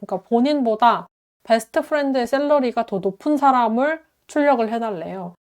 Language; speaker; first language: Korean; native; Korean